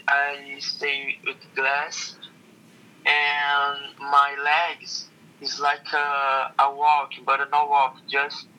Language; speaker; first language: English; non-native, learner; Portuguese